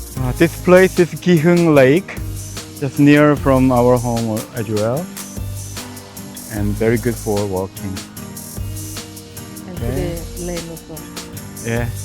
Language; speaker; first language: English; non-native, learner; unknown